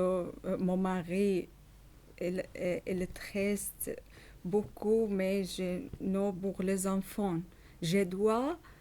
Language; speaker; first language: French; non-native, learner; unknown